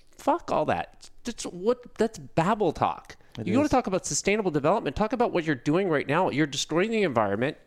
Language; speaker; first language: English; native; English